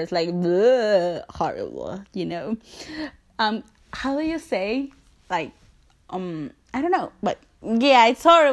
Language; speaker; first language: English; non-native, learner; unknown